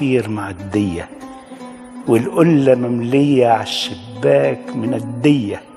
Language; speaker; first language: Arabic; native; Arabic